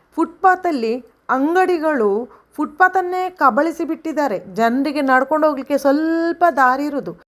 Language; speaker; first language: Kannada; non-native, local second language; Konkani